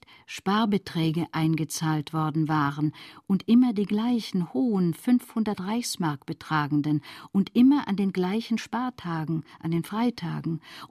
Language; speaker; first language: German; native; German